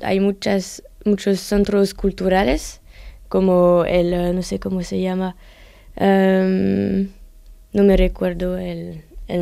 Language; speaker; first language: Spanish; non-native, learner; French